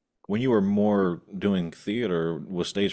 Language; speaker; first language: English; native; English